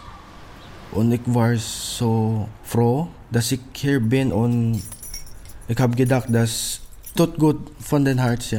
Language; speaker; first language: German; non-native, learner; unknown